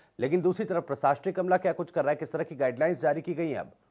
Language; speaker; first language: Hindi; native; Hindi